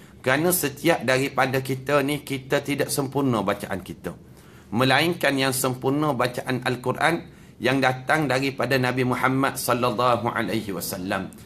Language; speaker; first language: Malay; native; Malay